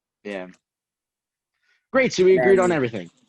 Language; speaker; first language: English; native; English